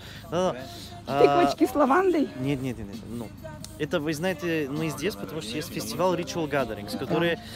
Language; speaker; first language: Russian; non-native, learner; Bulgarian